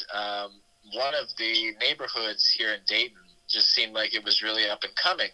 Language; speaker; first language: English; native; English